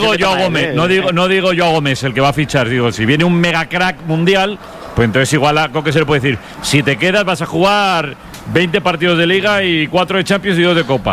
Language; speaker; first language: Spanish; native; Spanish